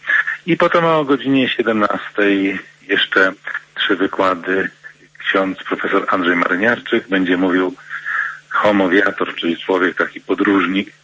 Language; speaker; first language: Polish; native; Polish